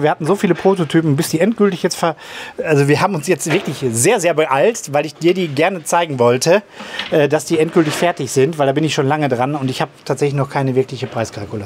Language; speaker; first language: German; native; German